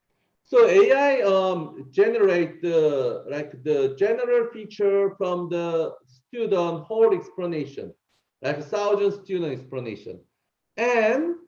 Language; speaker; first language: English; non-native, learner; Korean